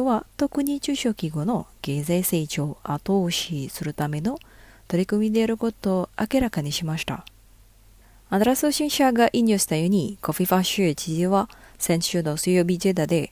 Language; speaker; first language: Japanese; non-native, fluent; Indonesian